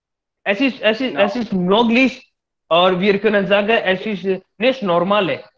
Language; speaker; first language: German; non-native, learner; Hindi